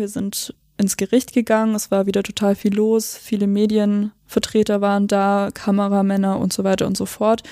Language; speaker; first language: German; native; German